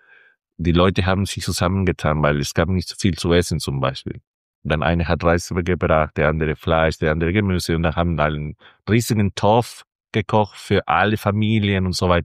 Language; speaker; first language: German; non-native, fluent; Spanish